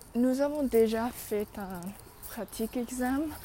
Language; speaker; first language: French; non-native, learner; Chinese